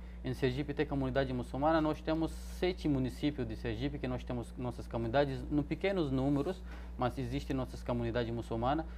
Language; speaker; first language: Portuguese; non-native, fluent; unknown